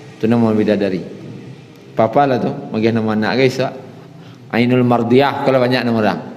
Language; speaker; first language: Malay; non-native, local second language; Minangkabau